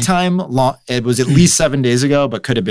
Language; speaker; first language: English; native; English